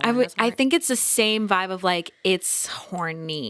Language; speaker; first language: English; native; English